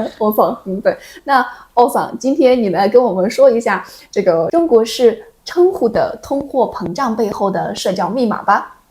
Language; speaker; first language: Chinese; native; Chinese